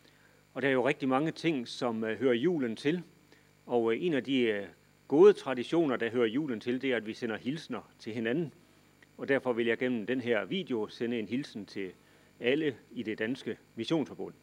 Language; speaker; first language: Danish; native; Danish